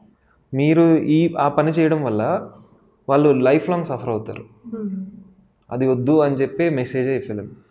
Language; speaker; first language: Telugu; native; Telugu